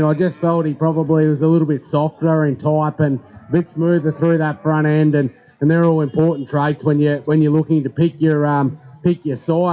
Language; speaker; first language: English; native; English